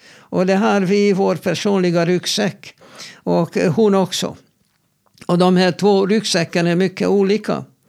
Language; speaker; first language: Swedish; non-native, fluent; Hebrew